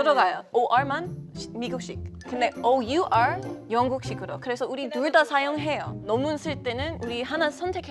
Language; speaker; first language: Korean; non-native, fluent; English